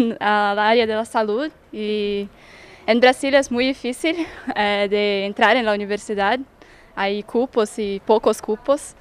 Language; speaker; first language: Spanish; non-native, learner; Portuguese